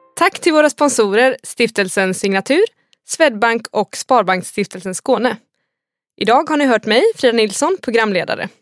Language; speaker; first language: Swedish; native; Swedish